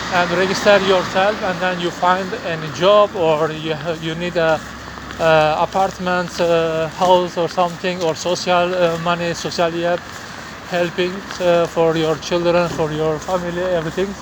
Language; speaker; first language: English; non-native, learner; Turkish